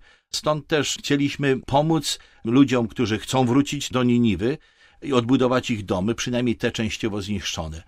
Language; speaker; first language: Polish; native; Polish